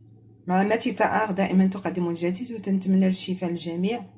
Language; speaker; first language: Arabic; native; Arabic